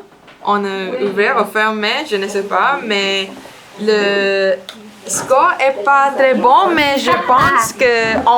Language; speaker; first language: French; non-native, learner; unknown